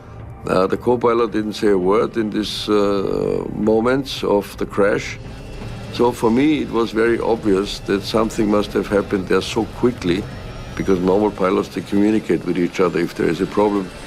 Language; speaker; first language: English; non-native, fluent; German